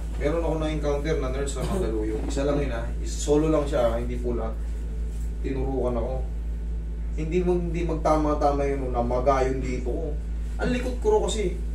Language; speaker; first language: Filipino; native; Filipino